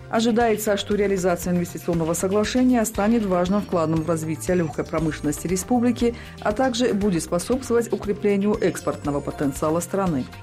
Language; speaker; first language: Russian; non-native, local second language; Tajik